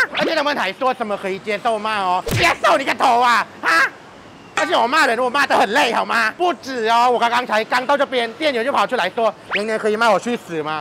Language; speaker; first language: Chinese; non-native, fluent; Thai